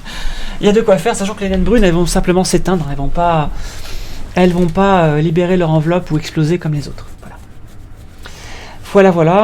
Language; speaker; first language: French; native; French